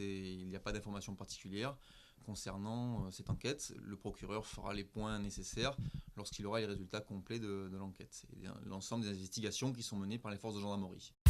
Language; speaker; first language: French; native; French